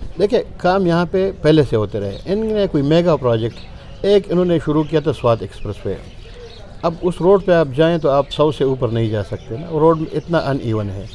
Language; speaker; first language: Urdu; non-native, local second language; Pashto